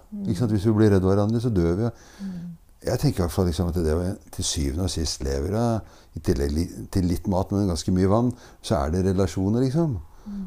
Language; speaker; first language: Norwegian; native; Norwegian